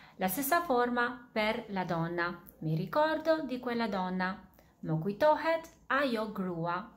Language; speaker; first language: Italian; non-native, fluent; Albanian